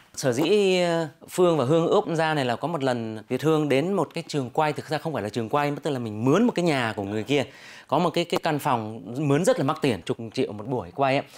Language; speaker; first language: Vietnamese; native; Vietnamese